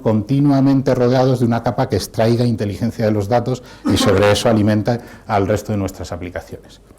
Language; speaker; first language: Spanish; native; Spanish